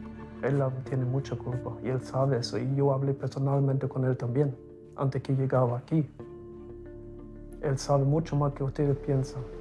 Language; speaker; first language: Spanish; non-native, local second language; German